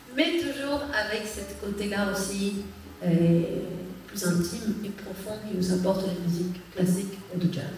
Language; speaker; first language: French; early bilingual, other home language; Spanish